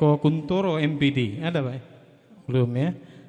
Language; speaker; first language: Indonesian; native; Indonesian